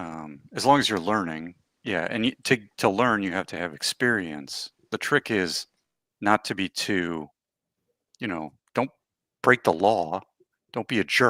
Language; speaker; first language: English; native; English